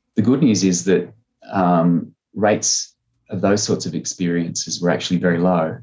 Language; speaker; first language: English; native; English